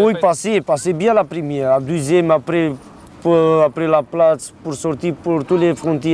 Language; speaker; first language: French; non-native, learner; Romanian